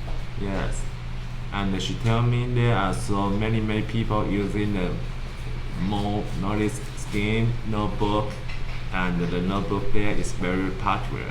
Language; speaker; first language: English; non-native, learner; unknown